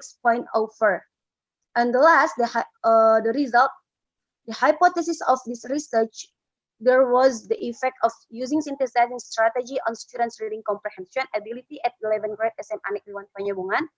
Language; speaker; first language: English; non-native, fluent; Indonesian